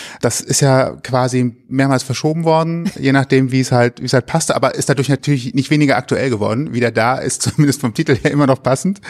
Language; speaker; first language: German; native; German